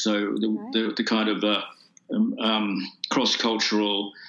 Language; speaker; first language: English; native; English